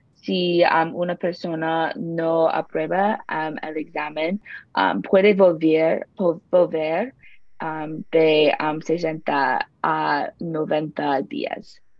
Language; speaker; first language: Spanish; non-native, learner; English